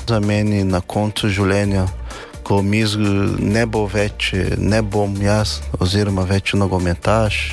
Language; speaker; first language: Slovenian; non-native, fluent; Portuguese